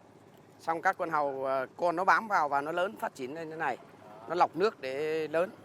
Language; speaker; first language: Vietnamese; native; Vietnamese